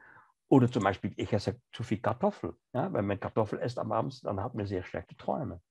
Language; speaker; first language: German; non-native, fluent; French